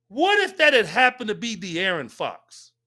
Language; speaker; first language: English; native; English